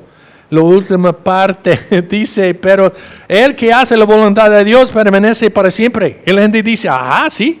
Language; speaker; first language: Spanish; non-native, fluent; English